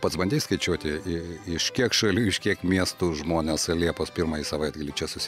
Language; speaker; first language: Lithuanian; native; Lithuanian